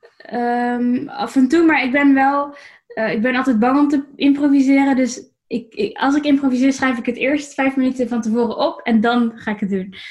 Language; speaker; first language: Dutch; native; Dutch